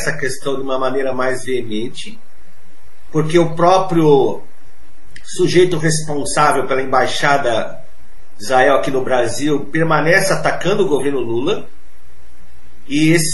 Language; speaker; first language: Portuguese; native; Portuguese